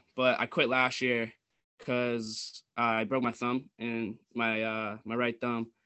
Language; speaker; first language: English; native; English